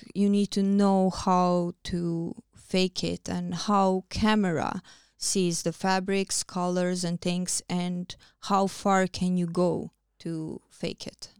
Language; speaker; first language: English; non-native, fluent; Croatian